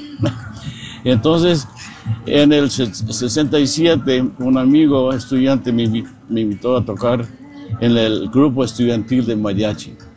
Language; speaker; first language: Spanish; non-native, fluent; English